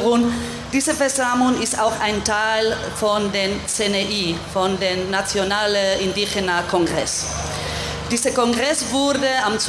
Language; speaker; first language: German; non-native, fluent; Spanish